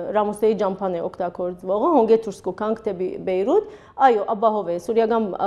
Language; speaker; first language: Armenian; early bilingual, heritage; Armenian